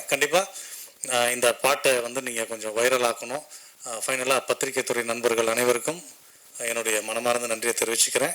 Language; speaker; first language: Tamil; native; Tamil